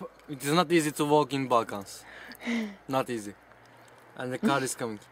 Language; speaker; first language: English; non-native, learner; Turkish